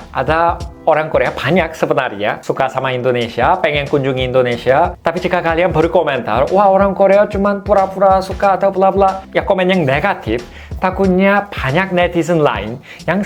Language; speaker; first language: Indonesian; non-native, fluent; Korean